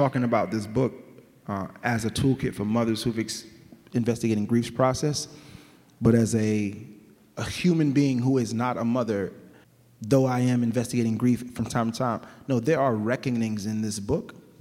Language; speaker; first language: English; native; English